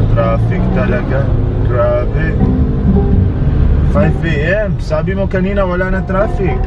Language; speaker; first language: Filipino; non-native, learner; German